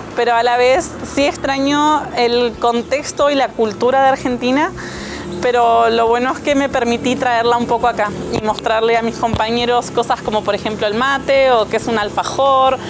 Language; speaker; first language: Spanish; native; Spanish